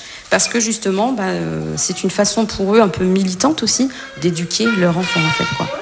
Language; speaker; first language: French; native; French